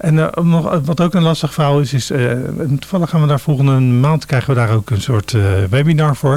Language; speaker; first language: Dutch; native; Dutch